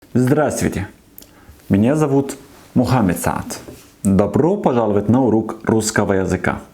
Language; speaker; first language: Russian; non-native, fluent; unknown